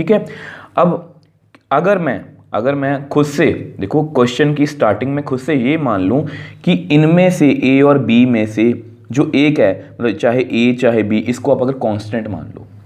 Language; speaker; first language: Hindi; native; Hindi